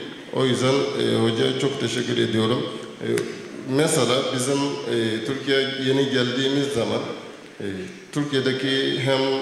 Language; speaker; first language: Turkish; non-native, fluent; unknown